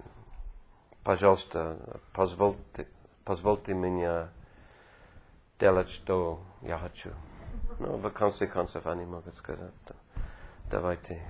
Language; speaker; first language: Russian; non-native, fluent; English